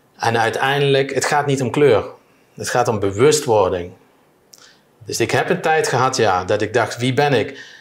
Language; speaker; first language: Dutch; native; Dutch